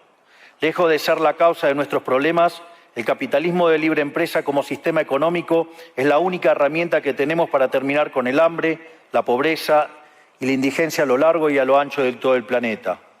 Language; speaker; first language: Spanish; native; Spanish